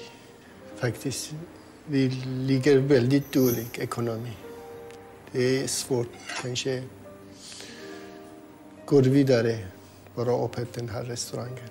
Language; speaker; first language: Swedish; non-native, learner; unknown